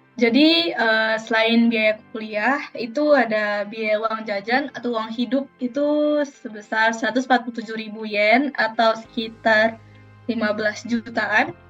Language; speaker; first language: Indonesian; native; Indonesian